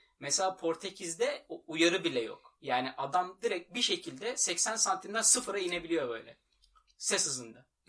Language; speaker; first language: Turkish; native; Turkish